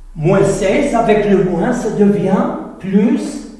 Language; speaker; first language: French; non-native, local second language; Arabic